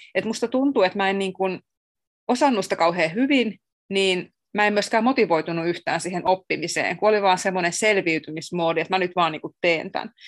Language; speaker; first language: Finnish; native; Finnish